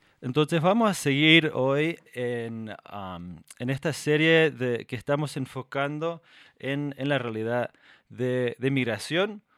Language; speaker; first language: Spanish; non-native, fluent; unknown